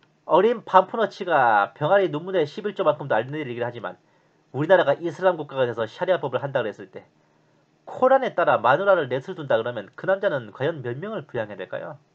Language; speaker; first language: Korean; native; Korean